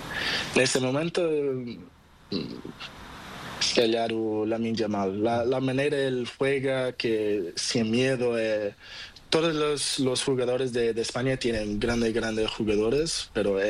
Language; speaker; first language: Spanish; non-native, learner; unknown